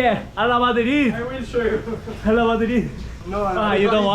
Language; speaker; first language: English; non-native, learner; Korean